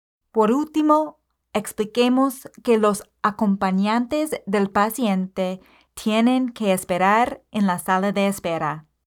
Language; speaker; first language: Spanish; non-native, fluent; English